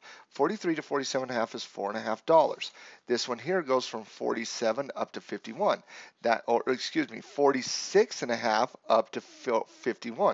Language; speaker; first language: English; native; English